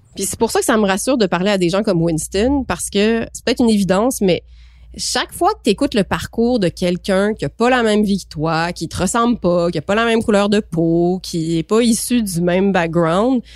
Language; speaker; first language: French; native; French